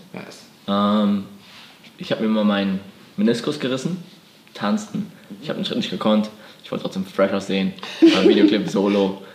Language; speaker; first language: German; native; German